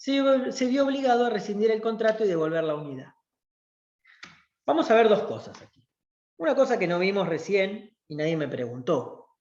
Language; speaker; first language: Spanish; native; Spanish